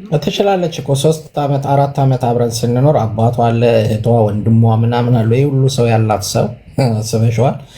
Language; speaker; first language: Amharic; native; Amharic